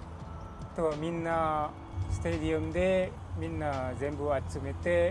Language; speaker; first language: Japanese; non-native, learner; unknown